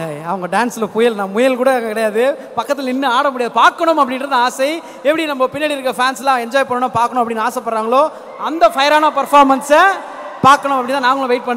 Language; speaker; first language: Tamil; native; Tamil